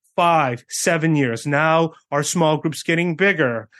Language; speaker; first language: English; early bilingual, other home language; Korean